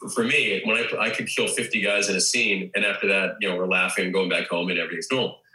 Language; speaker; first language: English; native; English